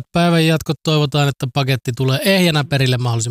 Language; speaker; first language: Finnish; native; Finnish